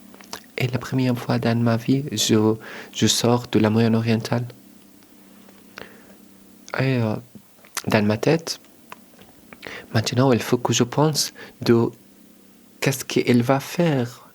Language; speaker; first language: French; early bilingual, other home language; Arabic